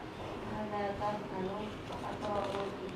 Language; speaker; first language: Arabic; non-native, learner; Indonesian